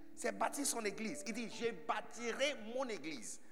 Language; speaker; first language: French; non-native, fluent; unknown